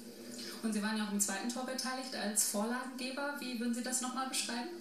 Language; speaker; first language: German; native; German